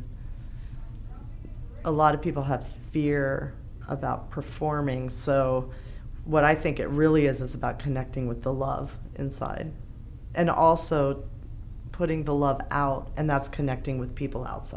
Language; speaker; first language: English; native; English